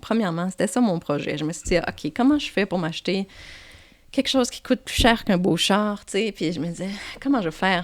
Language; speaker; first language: French; native; French